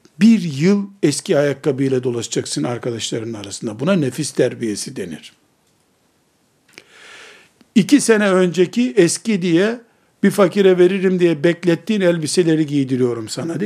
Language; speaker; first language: Turkish; native; Turkish